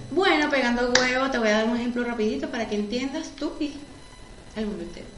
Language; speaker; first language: Spanish; native; Spanish